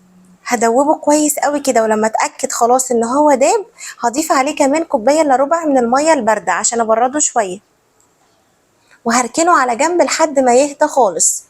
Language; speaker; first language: Arabic; native; Arabic